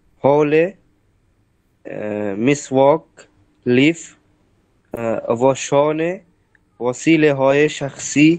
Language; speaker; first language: Persian; non-native, learner; Bangla